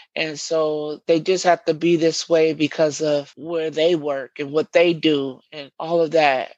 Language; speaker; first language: English; native; English